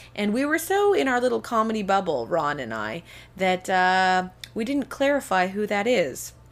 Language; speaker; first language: English; native; English